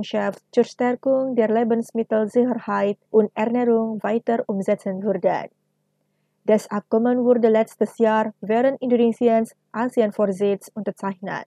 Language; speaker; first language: German; non-native, fluent; Indonesian